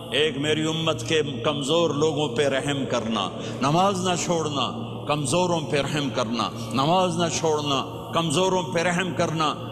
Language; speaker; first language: Urdu; non-native, local second language; Punjabi